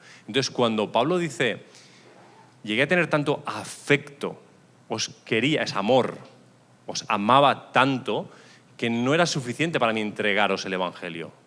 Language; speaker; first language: Spanish; native; Spanish